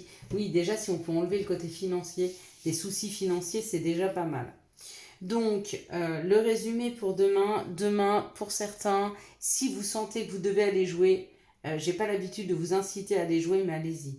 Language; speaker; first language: French; native; French